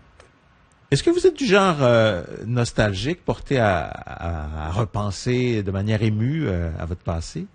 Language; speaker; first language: French; native; French